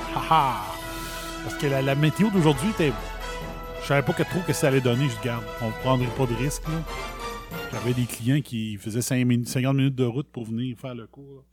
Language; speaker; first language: French; native; French